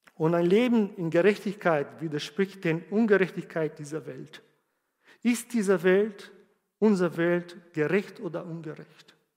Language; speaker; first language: German; non-native, fluent; Portuguese